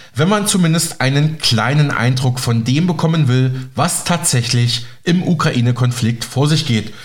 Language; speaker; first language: German; native; German